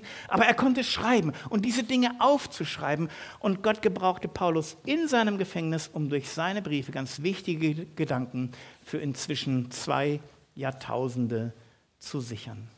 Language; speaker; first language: German; native; German